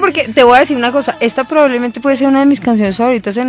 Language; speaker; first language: Spanish; native; Spanish